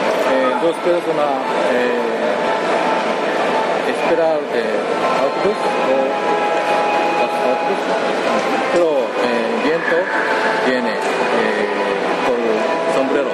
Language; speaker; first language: Spanish; non-native, learner; Japanese